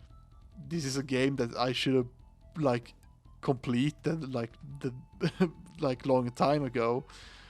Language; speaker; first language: English; non-native, fluent; Swedish